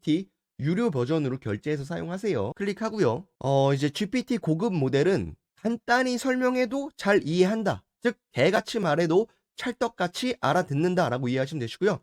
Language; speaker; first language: Korean; native; Korean